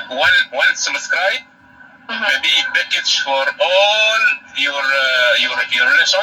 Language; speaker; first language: English; non-native, learner; Arabic